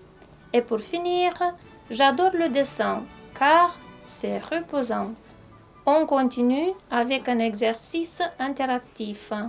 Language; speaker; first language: French; non-native, fluent; Romanian